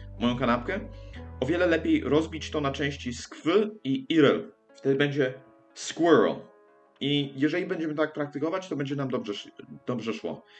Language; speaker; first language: Polish; early bilingual, heritage; English